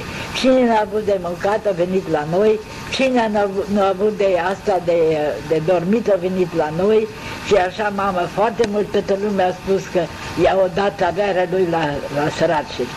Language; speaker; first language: Romanian; non-native, local second language; German